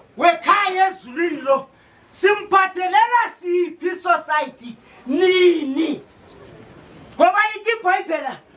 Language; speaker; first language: Zulu; non-native, local second language; South Ndebele